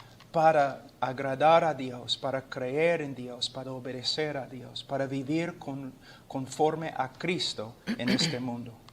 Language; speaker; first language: Spanish; non-native, fluent; English